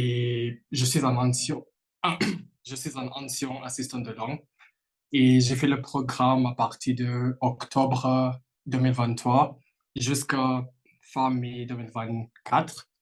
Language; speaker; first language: French; non-native, fluent; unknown